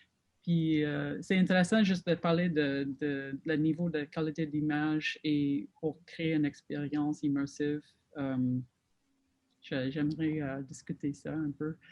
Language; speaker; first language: French; non-native, fluent; English